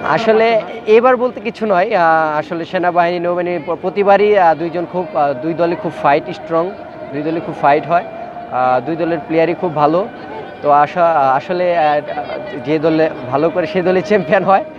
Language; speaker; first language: Bangla; native; Bangla